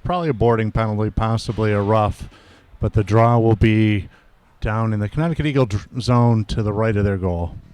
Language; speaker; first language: English; native; English